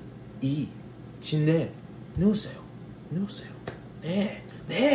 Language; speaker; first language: Korean; non-native, learner; English